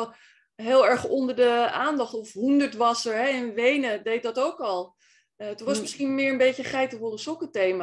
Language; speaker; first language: Dutch; native; Dutch